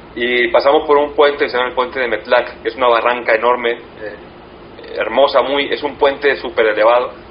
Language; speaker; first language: Spanish; native; Spanish